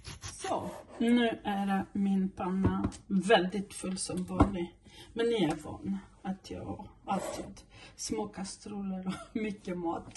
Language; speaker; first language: Swedish; non-native, fluent; Portuguese